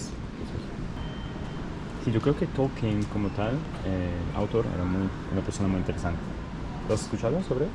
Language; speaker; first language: Spanish; non-native, fluent; German